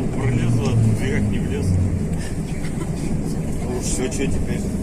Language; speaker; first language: Russian; native; Russian